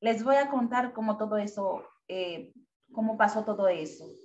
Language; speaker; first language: Spanish; non-native, fluent; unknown